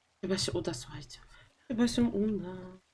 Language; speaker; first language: Polish; native; Polish